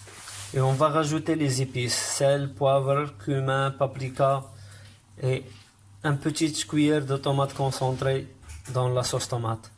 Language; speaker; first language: French; non-native, learner; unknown